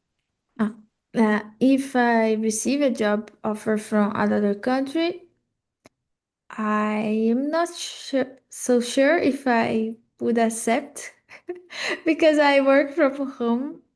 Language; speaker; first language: English; non-native, learner; Portuguese